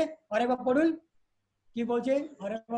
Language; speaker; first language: Bangla; non-native, local second language; Hindi